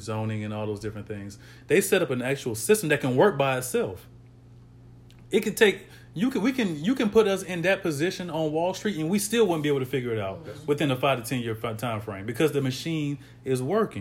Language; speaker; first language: English; native; English